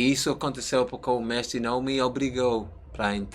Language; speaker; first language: Portuguese; non-native, learner; English